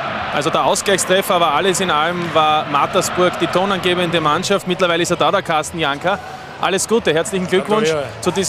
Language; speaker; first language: German; native; German